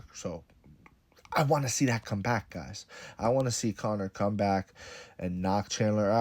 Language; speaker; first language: English; native; English